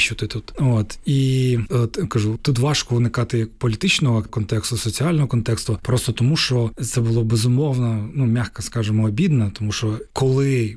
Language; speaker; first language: Ukrainian; native; Ukrainian